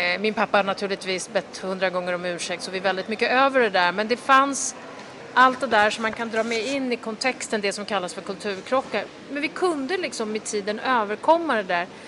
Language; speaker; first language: Swedish; early bilingual, other home language; Kurdish